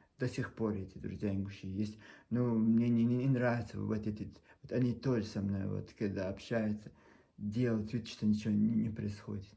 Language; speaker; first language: Russian; non-native, local second language; Chechen